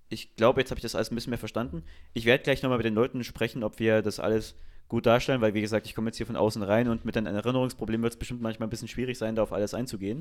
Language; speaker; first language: German; native; German